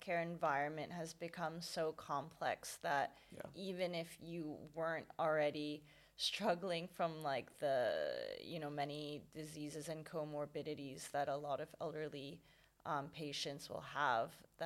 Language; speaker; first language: English; non-native, local second language; Cantonese